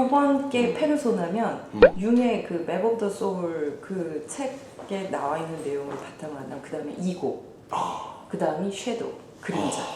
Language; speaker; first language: Korean; native; Korean